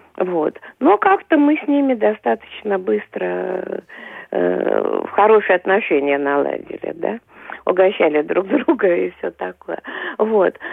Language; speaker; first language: Russian; native; Russian